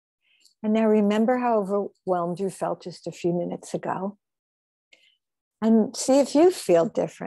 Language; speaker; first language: English; native; English